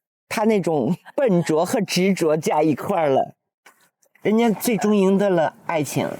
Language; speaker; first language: Chinese; native; Chinese